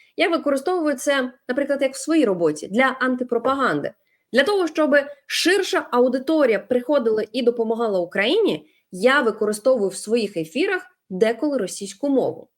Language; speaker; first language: Ukrainian; non-native, local second language; Russian